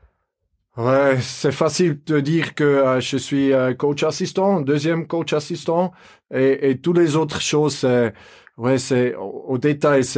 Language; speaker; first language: French; non-native, fluent; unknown